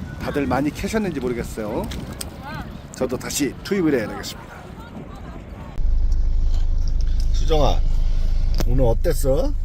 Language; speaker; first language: Korean; native; Korean